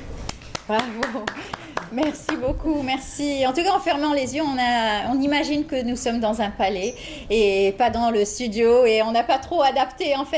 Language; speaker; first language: French; native; French